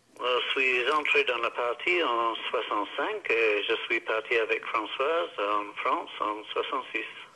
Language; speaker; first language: French; non-native, fluent; English